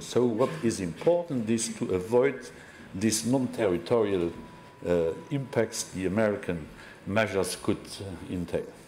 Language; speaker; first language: English; non-native, fluent; Luxembourgish